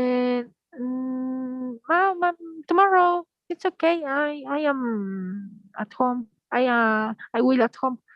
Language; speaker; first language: English; non-native, learner; Spanish